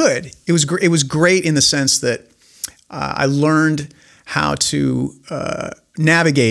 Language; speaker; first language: English; native; English